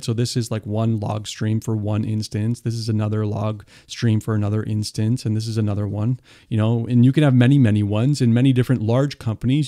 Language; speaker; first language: English; native; English